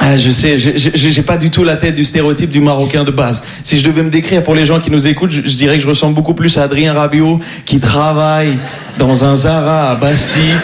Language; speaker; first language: French; native; French